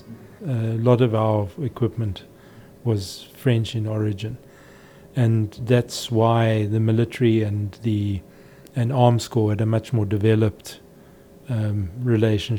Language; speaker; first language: English; native; English